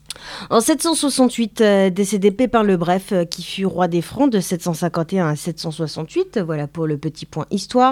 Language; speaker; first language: French; native; French